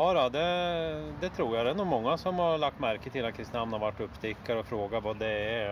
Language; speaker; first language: Swedish; native; Swedish